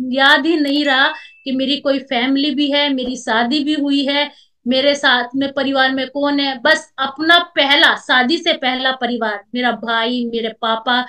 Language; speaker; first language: Hindi; native; Hindi